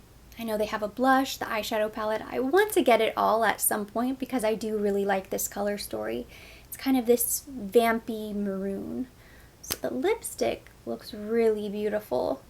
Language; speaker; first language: English; native; English